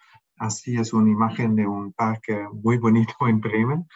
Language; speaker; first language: Spanish; non-native, fluent; German